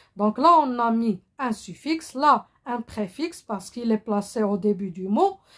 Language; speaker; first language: French; non-native, local second language; Arabic